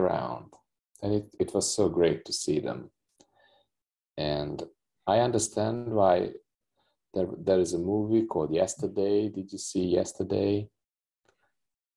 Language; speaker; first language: English; non-native, fluent; Hungarian